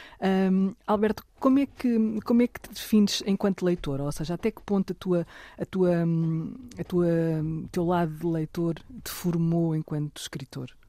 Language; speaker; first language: Portuguese; native; Portuguese